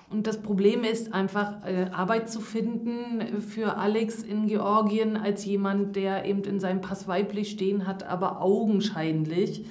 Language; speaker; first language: German; native; German